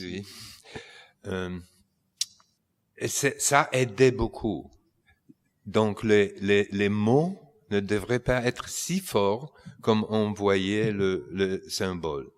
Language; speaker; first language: French; non-native, fluent; Polish